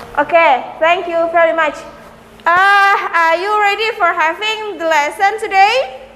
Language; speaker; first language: English; non-native, learner; Indonesian